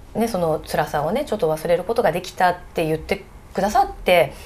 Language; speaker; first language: Japanese; native; Japanese